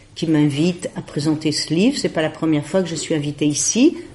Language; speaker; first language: French; native; French